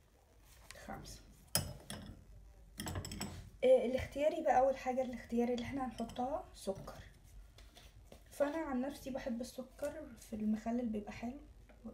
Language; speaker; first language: Arabic; native; Arabic